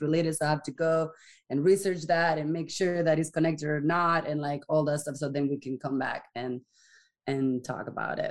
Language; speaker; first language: English; non-native, fluent; Spanish